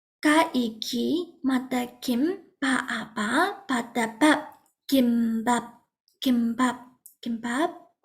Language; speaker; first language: Korean; non-native, fluent; Burmese